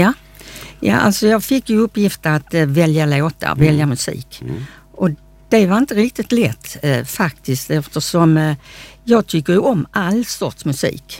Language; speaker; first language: Swedish; native; Swedish